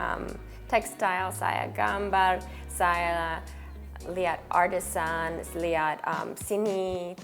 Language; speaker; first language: Indonesian; non-native, learner; English